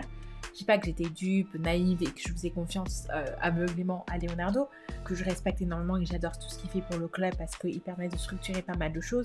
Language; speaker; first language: French; native; French